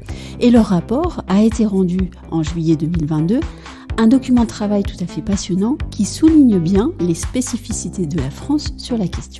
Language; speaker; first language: French; native; French